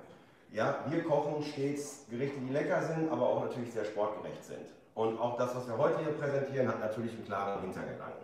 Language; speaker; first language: German; native; German